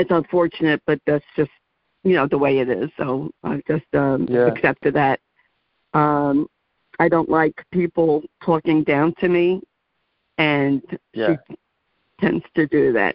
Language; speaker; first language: English; native; English